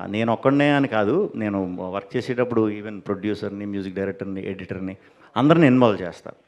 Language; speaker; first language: Telugu; native; Telugu